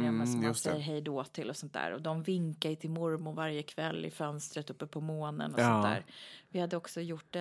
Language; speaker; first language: Swedish; native; Swedish